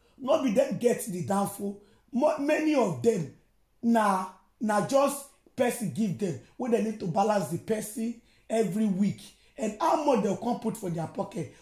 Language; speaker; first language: Nigerian Pidgin; non-native, local second language; Yoruba